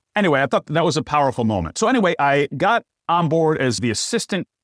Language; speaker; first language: English; native; English